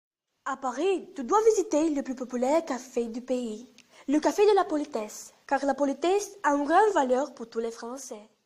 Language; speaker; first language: French; non-native, learner; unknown